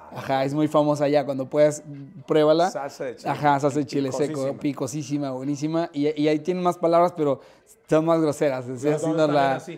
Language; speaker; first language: Spanish; native; Spanish